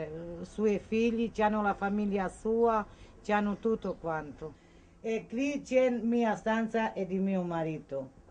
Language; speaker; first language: Italian; non-native, fluent; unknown